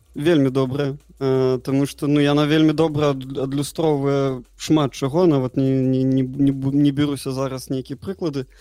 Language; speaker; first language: Belarusian; non-native, local second language; Russian